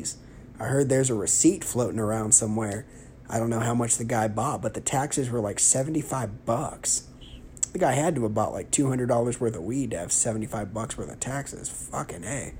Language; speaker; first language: English; native; English